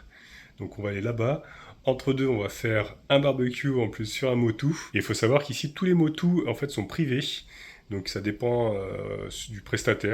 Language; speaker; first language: French; native; French